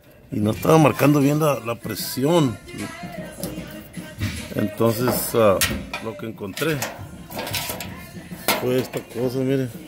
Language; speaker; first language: Spanish; native; Spanish